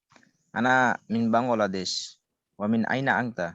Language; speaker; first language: Arabic; non-native, learner; Bangla